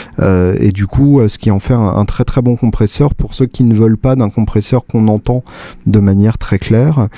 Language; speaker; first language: French; native; French